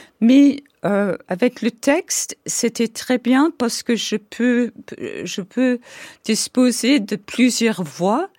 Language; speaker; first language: French; non-native, fluent; English